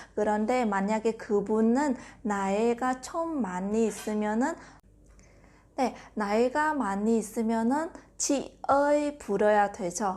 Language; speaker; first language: Korean; non-native, fluent; Vietnamese